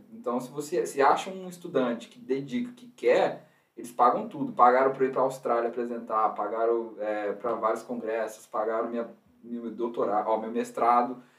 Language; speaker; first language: Portuguese; native; Portuguese